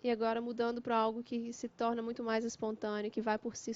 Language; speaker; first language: Portuguese; native; Portuguese